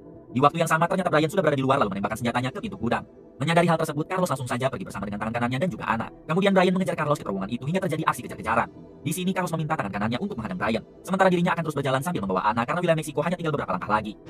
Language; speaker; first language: Indonesian; native; Indonesian